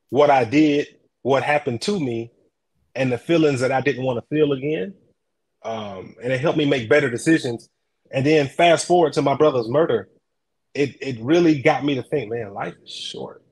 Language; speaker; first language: English; native; English